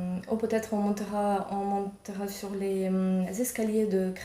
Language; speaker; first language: French; non-native, fluent; Ukrainian